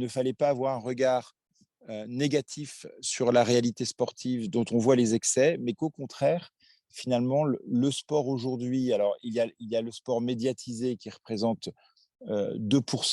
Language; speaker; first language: French; native; French